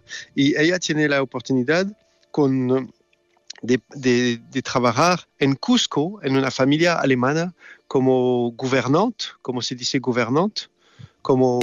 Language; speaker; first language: Spanish; non-native, learner; French